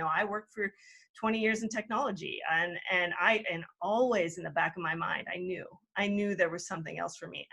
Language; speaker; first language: English; native; English